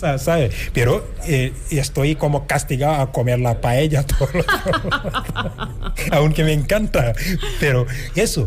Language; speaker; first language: Spanish; non-native, fluent; Wolof